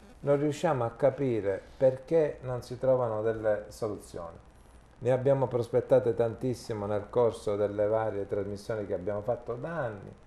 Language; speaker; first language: Italian; native; Italian